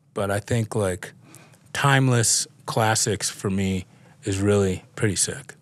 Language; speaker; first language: English; native; English